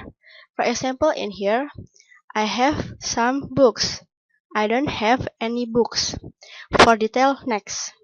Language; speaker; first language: English; non-native, learner; Indonesian